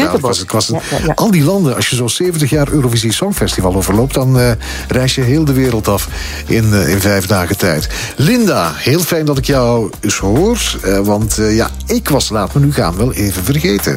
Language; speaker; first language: Dutch; native; Dutch